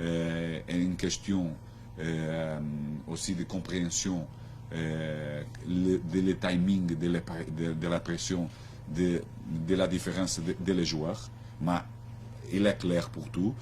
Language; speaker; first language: French; non-native, learner; Portuguese